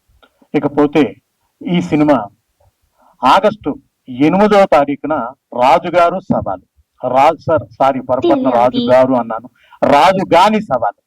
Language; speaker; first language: Telugu; native; Telugu